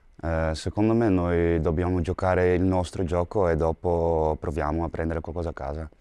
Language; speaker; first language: Italian; non-native, fluent; Dutch